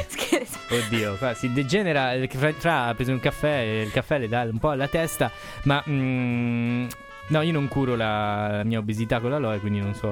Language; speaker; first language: Italian; native; Italian